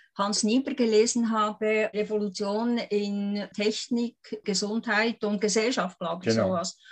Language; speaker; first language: German; native; German